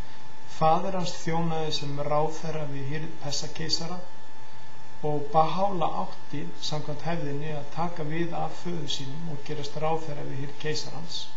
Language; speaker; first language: Icelandic; native; Icelandic